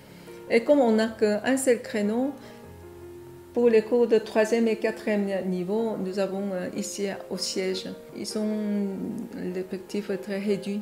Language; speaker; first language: French; non-native, fluent; Korean